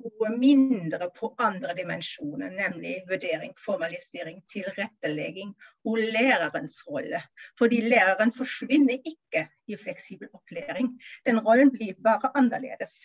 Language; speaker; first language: Norwegian; non-native, fluent; German